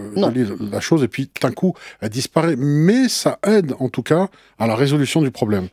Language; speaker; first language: French; native; French